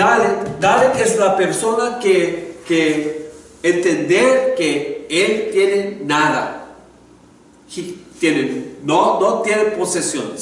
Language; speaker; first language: Spanish; non-native, learner; English